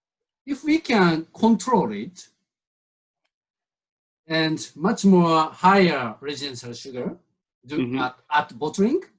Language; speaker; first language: English; non-native, learner; Japanese